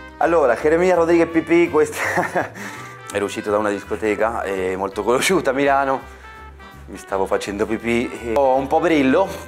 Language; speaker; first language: Italian; non-native, fluent; Spanish